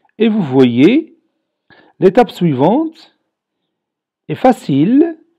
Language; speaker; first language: French; non-native, local second language; Arabic